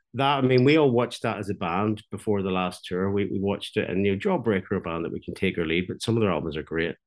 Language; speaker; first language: English; native; English